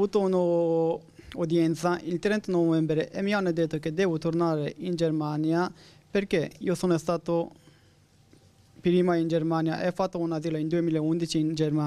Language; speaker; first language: Italian; non-native, learner; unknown